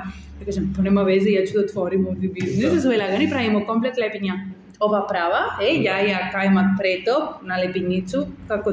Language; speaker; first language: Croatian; non-native, learner; Spanish